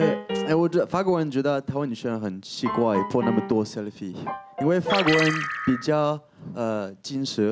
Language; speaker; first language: Chinese; non-native, learner; French